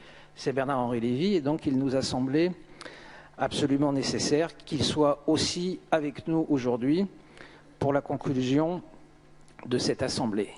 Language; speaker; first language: French; native; French